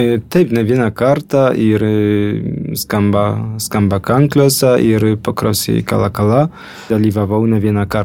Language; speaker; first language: Lithuanian; non-native, fluent; Polish